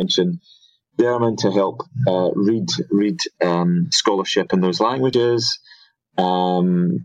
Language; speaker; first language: English; native; English